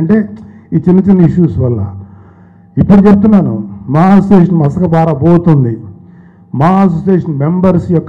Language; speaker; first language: Telugu; native; Telugu